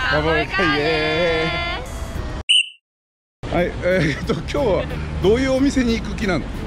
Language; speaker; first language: Japanese; native; Japanese